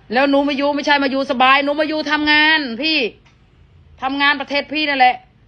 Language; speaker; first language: Thai; non-native, fluent; Khmer